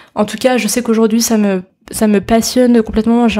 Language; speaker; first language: French; native; French